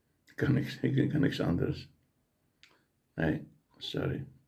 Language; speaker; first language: Dutch; non-native, learner; Greek